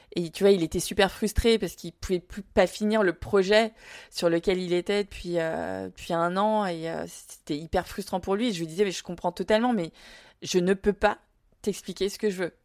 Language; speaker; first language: French; early bilingual, other home language; Vietnamese